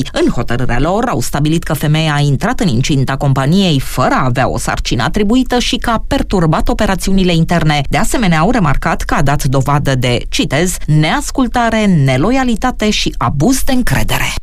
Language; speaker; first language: Romanian; native; Romanian